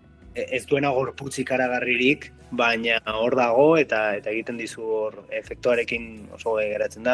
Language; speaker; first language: Basque; native; Basque